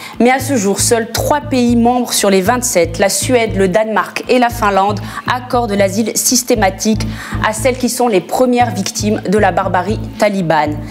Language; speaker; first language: French; native; French